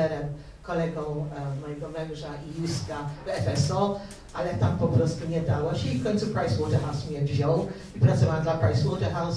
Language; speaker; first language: Polish; early bilingual, heritage; Polish